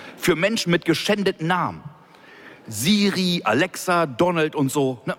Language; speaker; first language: German; native; German